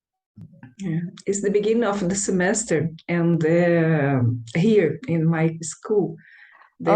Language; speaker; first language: English; non-native, learner; Portuguese